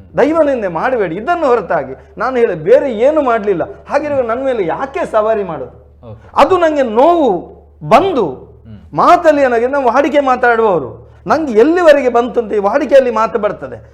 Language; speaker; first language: Kannada; non-native, local second language; Tulu